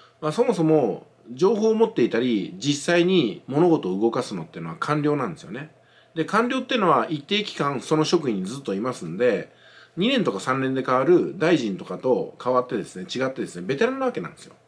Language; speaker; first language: Japanese; native; Japanese